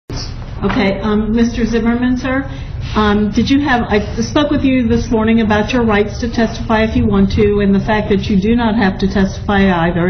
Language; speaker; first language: English; native; English